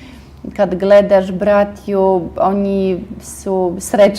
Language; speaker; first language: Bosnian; non-native, fluent; Russian